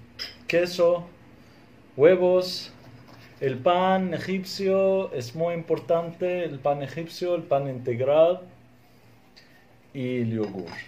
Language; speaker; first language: Spanish; non-native, fluent; Arabic